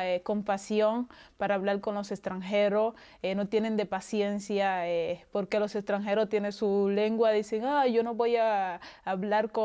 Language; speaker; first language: Spanish; non-native, local second language; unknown